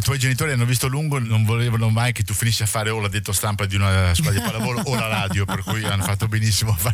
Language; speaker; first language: Italian; native; Italian